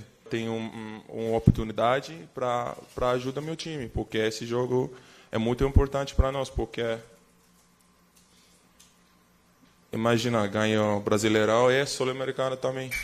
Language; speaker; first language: Portuguese; non-native, fluent; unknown